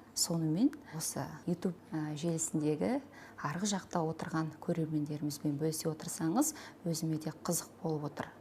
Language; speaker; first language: Kazakh; native; Kazakh